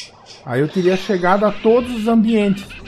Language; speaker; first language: Portuguese; native; Portuguese